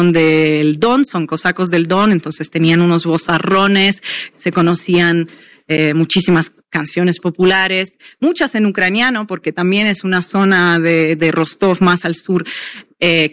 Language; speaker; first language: Spanish; non-native, fluent; Russian